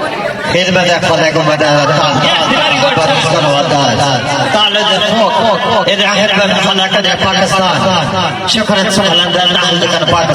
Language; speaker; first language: Arabic; non-native, learner; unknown